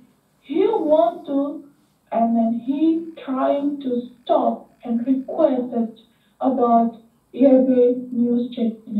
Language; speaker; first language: English; non-native, learner; Indonesian